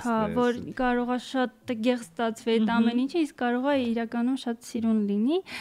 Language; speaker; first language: Armenian; native; Armenian